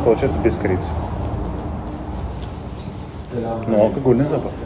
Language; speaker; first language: Russian; native; Russian